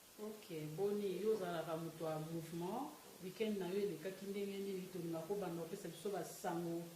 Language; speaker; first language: Lingala; native; Lingala